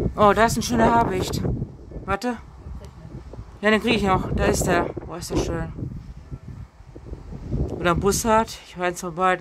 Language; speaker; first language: German; native; German